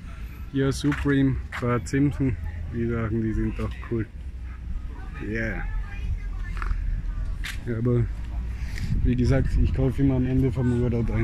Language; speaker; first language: German; native; German